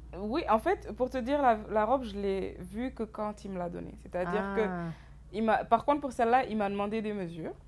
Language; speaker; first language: French; non-native, local second language; Wolof